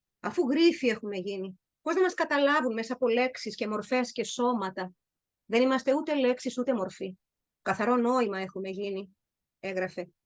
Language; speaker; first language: Greek; native; Greek